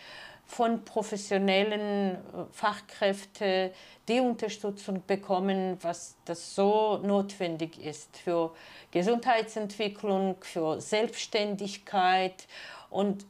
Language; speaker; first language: German; non-native, fluent; Georgian